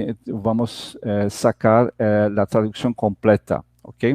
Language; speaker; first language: Spanish; non-native, fluent; Portuguese